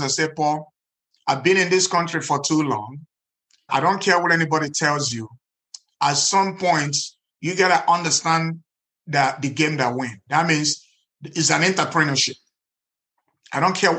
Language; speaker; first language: English; non-native, local second language; Igbo